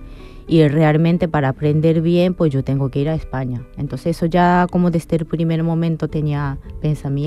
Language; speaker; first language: Spanish; non-native, fluent; Japanese